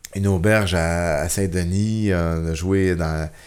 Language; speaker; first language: French; native; French